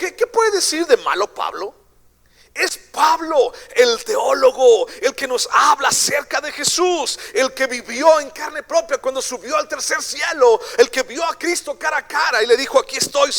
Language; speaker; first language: Spanish; native; Spanish